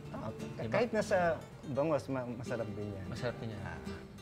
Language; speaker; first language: Filipino; non-native, local second language; Pampanga